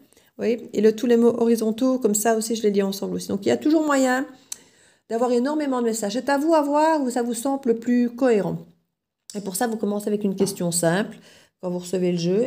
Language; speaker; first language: French; native; French